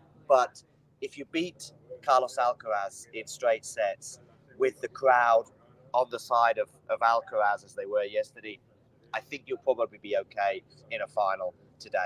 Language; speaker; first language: English; native; English